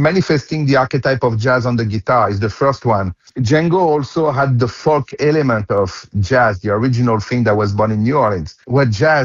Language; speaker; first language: English; non-native, fluent; French